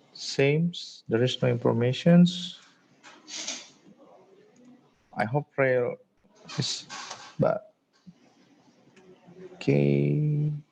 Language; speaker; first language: English; non-native, fluent; Indonesian